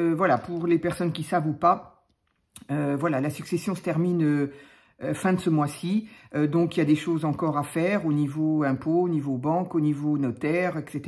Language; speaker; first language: French; native; French